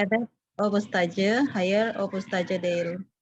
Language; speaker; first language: Turkish; non-native, learner; Indonesian